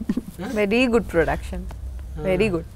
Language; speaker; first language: Telugu; non-native, learner; Bangla